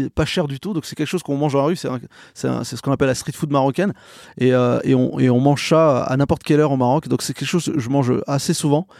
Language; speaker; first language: French; native; French